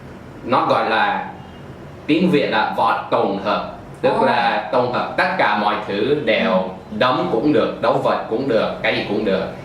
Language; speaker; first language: Vietnamese; non-native, fluent; English